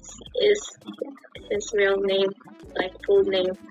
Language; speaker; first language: English; non-native, fluent; Thai